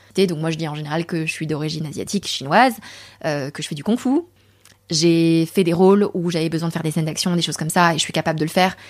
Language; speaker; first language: French; native; French